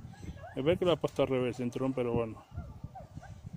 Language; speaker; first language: Spanish; native; Spanish